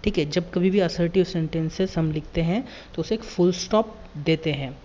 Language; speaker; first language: Hindi; non-native, local second language; Marathi